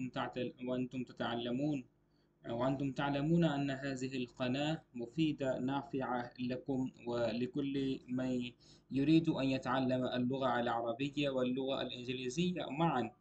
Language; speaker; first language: Arabic; non-native, fluent; Urdu